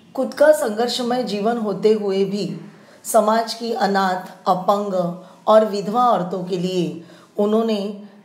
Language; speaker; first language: Hindi; non-native, local second language; Marathi